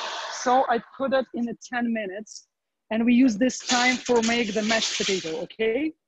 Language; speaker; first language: English; non-native, learner; Ukrainian